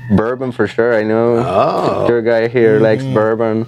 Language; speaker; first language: English; non-native, fluent; Spanish